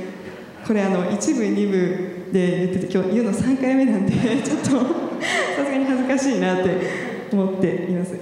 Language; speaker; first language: Japanese; native; Japanese